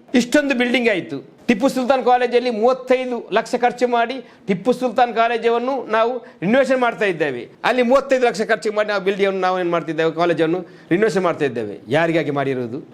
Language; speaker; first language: Kannada; non-native, local second language; Badaga